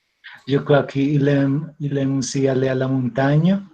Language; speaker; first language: French; non-native, learner; Spanish